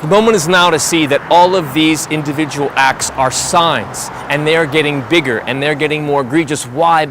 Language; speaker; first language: English; native; English